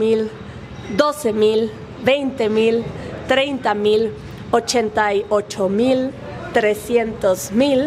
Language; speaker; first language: Spanish; native; Spanish